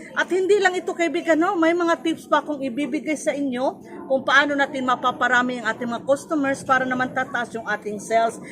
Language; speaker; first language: Filipino; native; Filipino